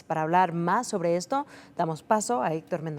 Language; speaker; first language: Spanish; native; Spanish